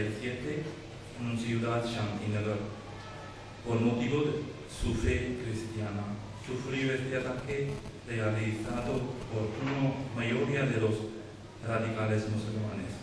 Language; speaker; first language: Spanish; non-native, learner; Urdu